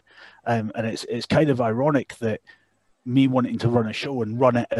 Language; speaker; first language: English; native; English